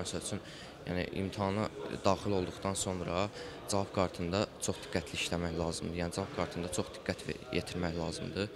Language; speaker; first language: Azerbaijani; native; Azerbaijani